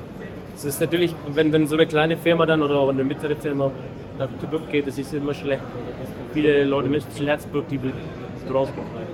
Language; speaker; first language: German; native; German